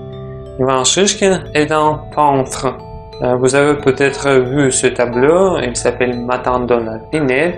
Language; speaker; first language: French; non-native, fluent; Russian